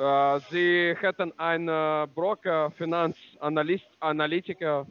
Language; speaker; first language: German; non-native, learner; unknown